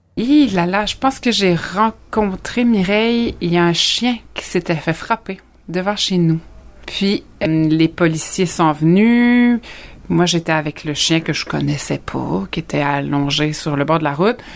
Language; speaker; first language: French; native; French